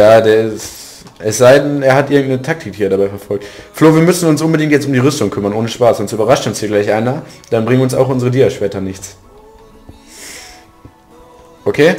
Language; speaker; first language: German; native; German